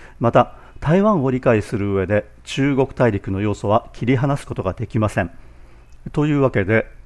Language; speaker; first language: Japanese; native; Japanese